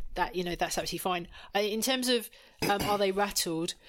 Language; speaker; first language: English; native; English